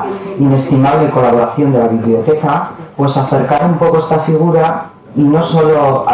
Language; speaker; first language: Spanish; native; Spanish